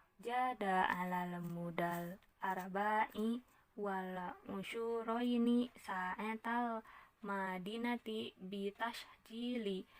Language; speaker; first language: Arabic; non-native, learner; Indonesian